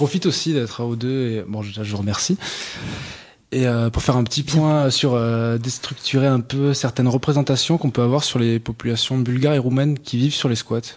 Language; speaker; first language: French; native; French